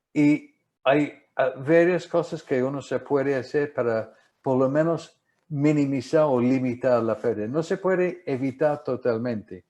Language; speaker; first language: Spanish; non-native, fluent; English